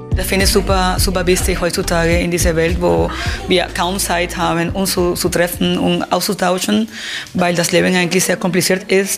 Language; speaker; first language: German; non-native, fluent; Spanish